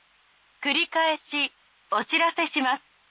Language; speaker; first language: Japanese; native; Japanese